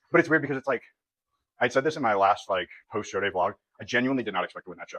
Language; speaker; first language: English; native; English